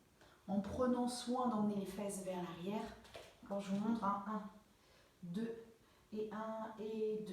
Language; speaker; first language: French; native; French